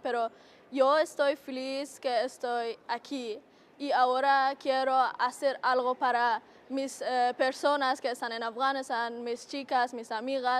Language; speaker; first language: Spanish; non-native, learner; Persian